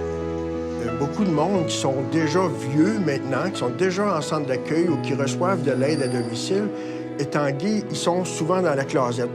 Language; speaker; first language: French; native; French